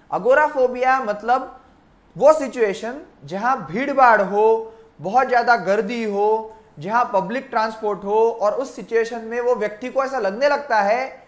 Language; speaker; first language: Hindi; non-native, local second language; Marathi